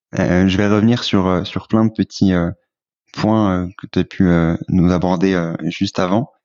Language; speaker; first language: French; native; French